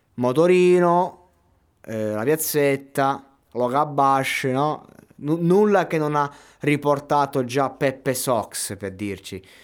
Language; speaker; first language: Italian; native; Italian